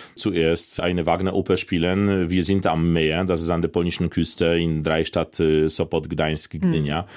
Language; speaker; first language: German; non-native, fluent; Polish